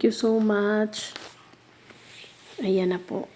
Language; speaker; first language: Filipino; native; Filipino